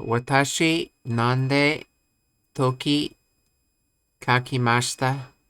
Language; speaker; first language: Japanese; non-native, learner; English